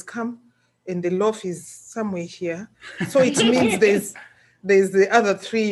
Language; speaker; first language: English; non-native, local second language; Shona